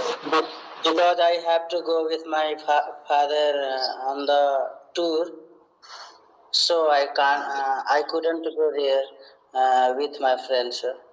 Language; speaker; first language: English; non-native, learner; Hindi